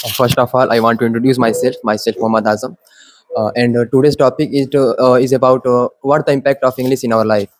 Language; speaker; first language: English; non-native, learner; Hindi